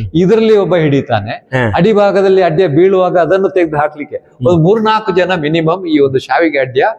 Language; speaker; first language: Kannada; non-native, local second language; Tulu